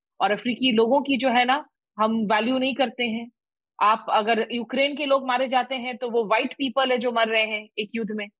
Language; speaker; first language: Hindi; native; Hindi